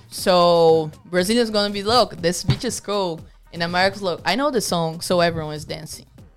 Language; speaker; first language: English; non-native, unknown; Portuguese